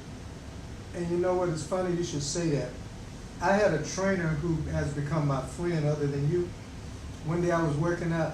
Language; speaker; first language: English; native; English